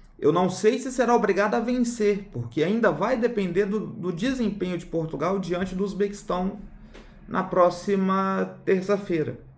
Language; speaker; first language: Portuguese; native; Portuguese